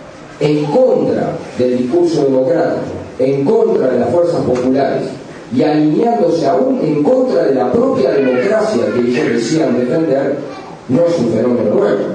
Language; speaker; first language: Spanish; native; Spanish